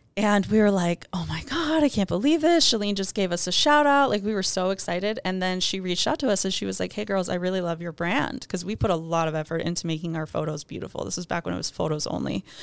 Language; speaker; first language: English; native; English